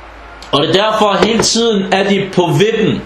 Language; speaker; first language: Danish; early bilingual, other home language; Arabic